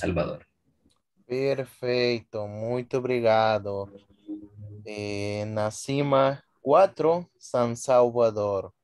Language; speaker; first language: Portuguese; non-native, fluent; Spanish